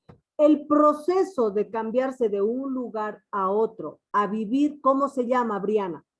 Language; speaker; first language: Spanish; native; Spanish